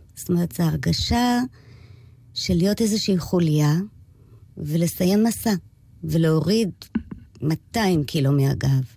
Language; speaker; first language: Hebrew; early bilingual, other home language; English